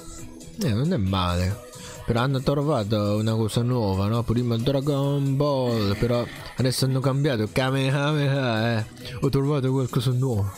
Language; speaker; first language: Italian; non-native, learner; Japanese